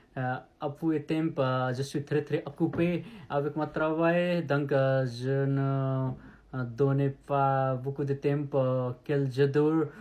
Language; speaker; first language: French; non-native, learner; Nepali